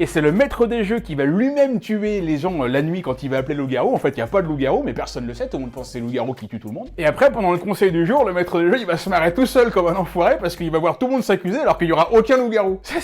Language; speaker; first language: French; native; French